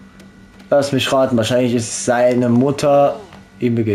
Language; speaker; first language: German; native; German